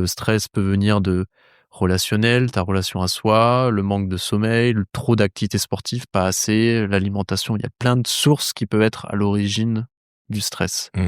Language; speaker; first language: French; native; French